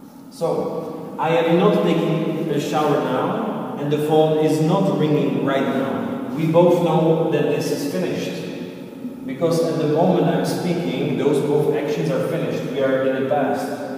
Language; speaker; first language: English; non-native, fluent; Czech